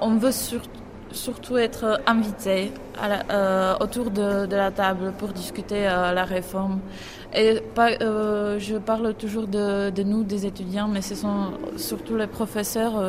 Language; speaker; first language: French; non-native, fluent; Czech